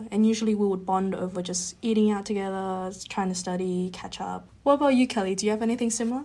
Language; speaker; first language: English; native; English